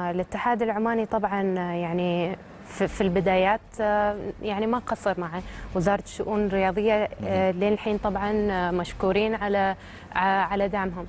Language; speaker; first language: Arabic; native; Arabic